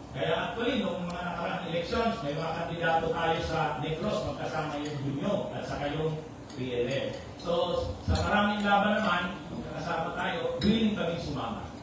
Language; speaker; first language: Filipino; non-native, local second language; Bikol